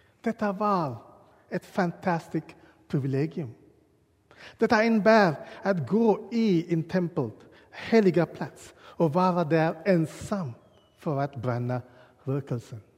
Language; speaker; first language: Swedish; non-native, learner; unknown